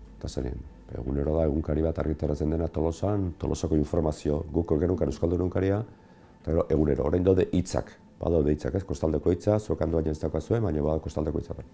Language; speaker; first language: Basque; native; Basque